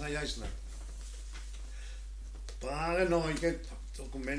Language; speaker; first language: Norwegian; non-native, learner; German